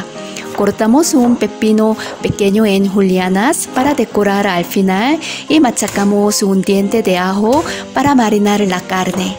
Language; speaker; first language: Spanish; non-native, fluent; Korean